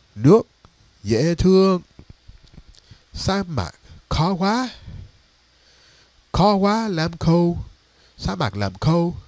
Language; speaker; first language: Vietnamese; non-native, learner; English